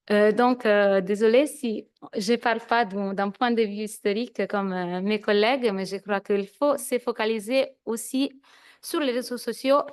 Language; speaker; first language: French; non-native, fluent; Italian